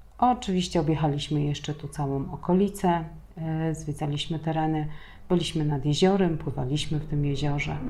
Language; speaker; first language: Polish; native; Polish